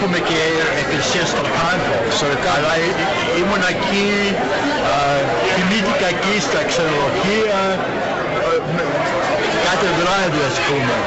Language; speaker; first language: Greek; early bilingual, heritage; English